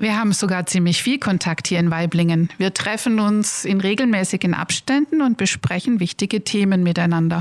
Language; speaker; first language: German; native; German